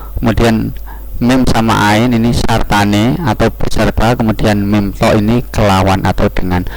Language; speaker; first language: Indonesian; non-native, local second language; Javanese